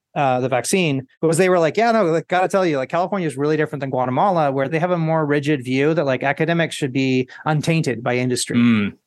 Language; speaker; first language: English; early bilingual, other home language; Spanish